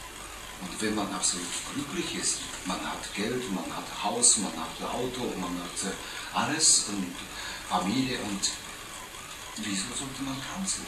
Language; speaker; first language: German; non-native, fluent; Japanese